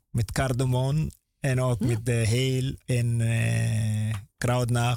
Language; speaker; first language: Dutch; non-native, learner; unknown